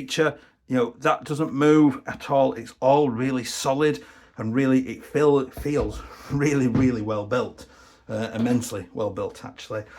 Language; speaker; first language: English; native; English